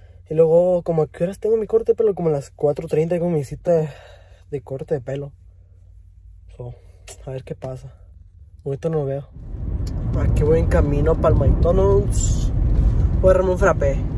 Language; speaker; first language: Spanish; early bilingual, heritage; Spanish